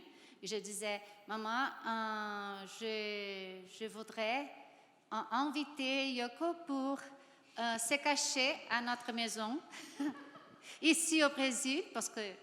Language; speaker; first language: French; non-native, learner; Portuguese